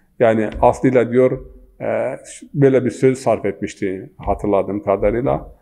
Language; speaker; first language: Turkish; non-native, local second language; Zaza